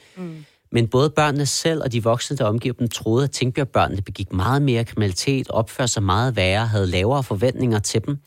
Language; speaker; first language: Danish; early bilingual, other home language; Persian